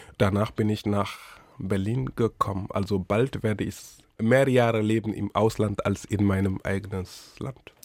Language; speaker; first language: German; non-native, fluent; Wolof